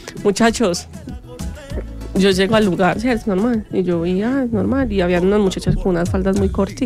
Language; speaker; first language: Spanish; native; Spanish